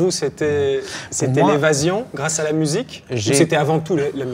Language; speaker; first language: French; native; French